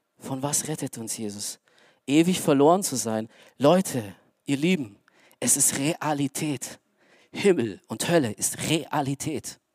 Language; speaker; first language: German; early bilingual, other home language; Romanian